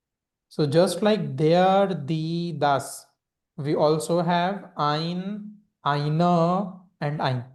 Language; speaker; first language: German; non-native, fluent; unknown